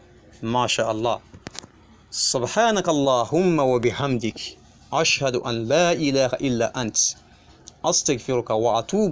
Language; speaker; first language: Arabic; non-native, fluent; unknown